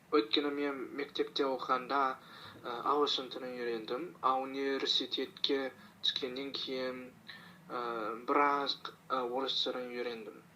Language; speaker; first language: Kazakh; non-native, learner; Chinese